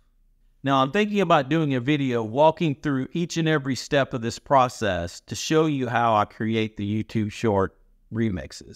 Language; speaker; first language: English; native; English